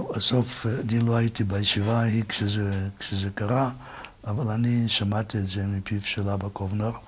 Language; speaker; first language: Hebrew; non-native, fluent; Yiddish